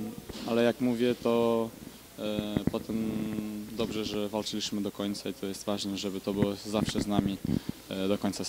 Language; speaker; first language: Polish; early bilingual, heritage; Polish